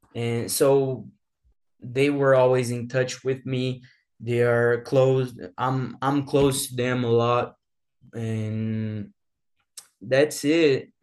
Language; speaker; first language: English; non-native, fluent; Portuguese